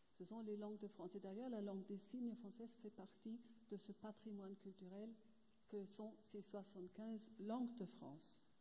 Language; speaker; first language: French; non-native, fluent; German